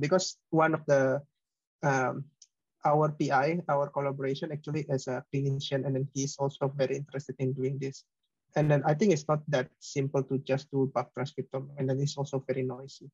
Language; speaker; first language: English; non-native, fluent; Indonesian